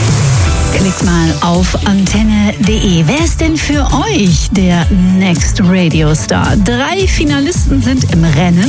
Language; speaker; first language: German; native; German